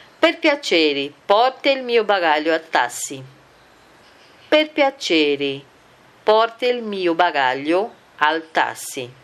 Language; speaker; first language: Italian; non-native, fluent; Portuguese